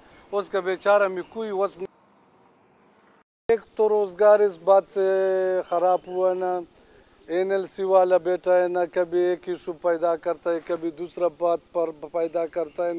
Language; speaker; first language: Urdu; non-native, local second language; Pashto